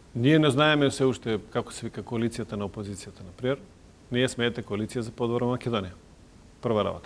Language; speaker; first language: Macedonian; non-native, local second language; Serbian